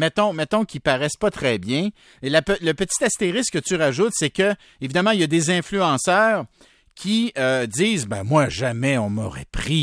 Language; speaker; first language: French; native; French